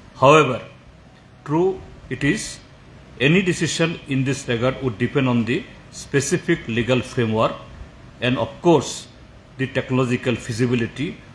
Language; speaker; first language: English; non-native, local second language; Bangla